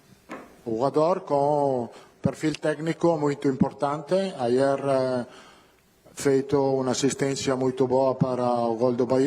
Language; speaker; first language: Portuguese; non-native, learner; Italian